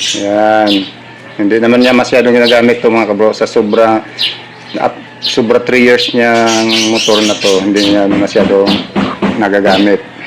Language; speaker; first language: Filipino; non-native, local second language; Cebuano